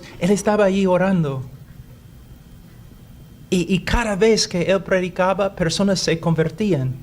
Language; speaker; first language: Spanish; non-native, fluent; English